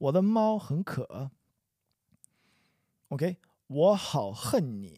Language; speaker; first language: Chinese; non-native, fluent; English